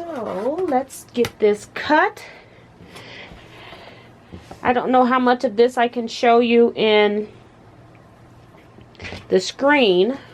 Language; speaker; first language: English; native; English